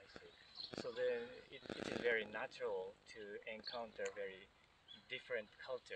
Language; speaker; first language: English; non-native, fluent; Japanese